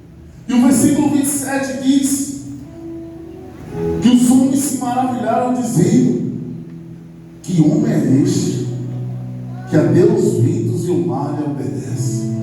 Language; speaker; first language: Portuguese; native; Portuguese